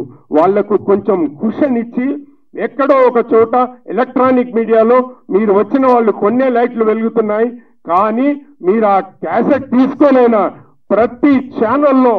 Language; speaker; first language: Telugu; native; Telugu